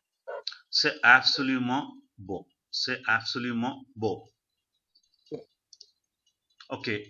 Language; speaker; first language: French; non-native, fluent; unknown